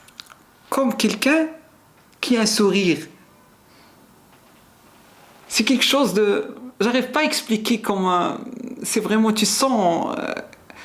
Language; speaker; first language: French; non-native, learner; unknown